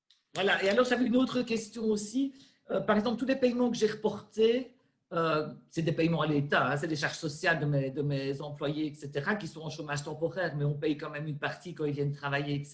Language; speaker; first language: French; native; French